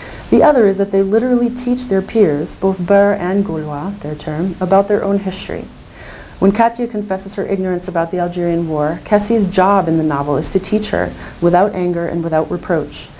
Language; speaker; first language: English; native; English